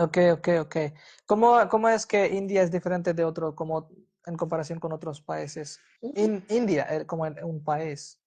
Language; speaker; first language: Spanish; non-native, fluent; Hindi